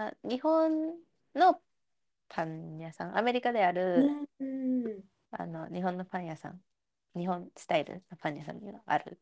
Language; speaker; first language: Japanese; non-native, learner; English